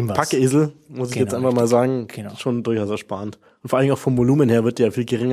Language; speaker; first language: German; native; German